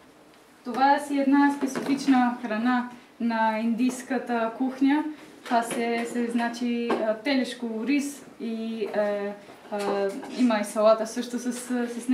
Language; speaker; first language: Bulgarian; non-native, fluent; Albanian